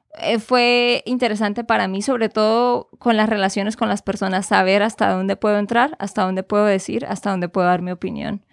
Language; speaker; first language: Spanish; native; Spanish